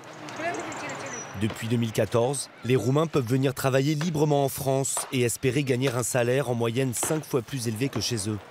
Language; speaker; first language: French; native; French